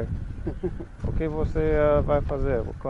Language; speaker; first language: Portuguese; non-native, learner; English